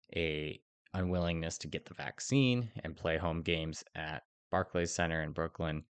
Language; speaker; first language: English; native; English